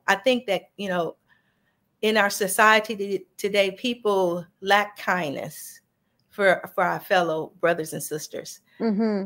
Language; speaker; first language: English; native; English